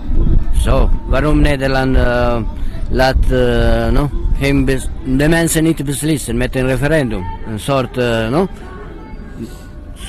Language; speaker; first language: Dutch; non-native, learner; Italian